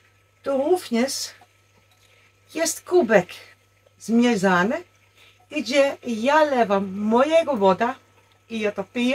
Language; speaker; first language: Polish; non-native, learner; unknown